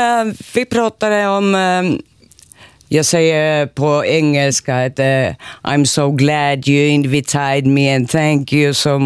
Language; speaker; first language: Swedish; non-native, local second language; Finnish